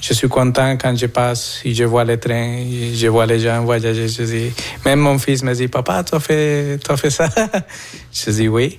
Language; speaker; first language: French; non-native, fluent; Spanish